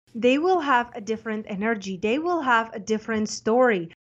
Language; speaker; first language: English; non-native, fluent; Czech